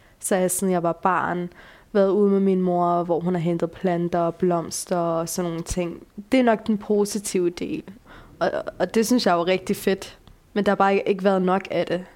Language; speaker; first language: Danish; early bilingual, other home language; Bulgarian